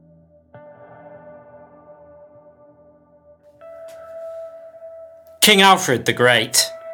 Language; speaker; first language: English; native; English